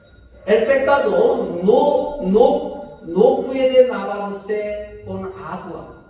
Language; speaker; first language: Spanish; non-native, fluent; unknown